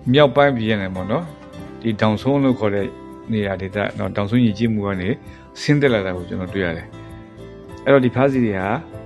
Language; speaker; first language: Burmese; non-native, local second language; S'gaw Karen